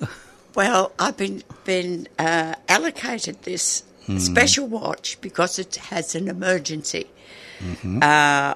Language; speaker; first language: English; native; English